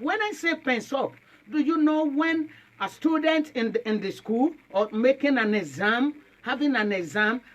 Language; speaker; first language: English; non-native, local second language; Yoruba